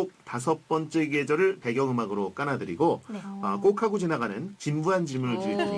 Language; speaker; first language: Korean; native; Korean